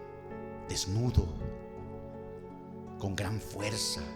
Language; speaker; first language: Spanish; native; Spanish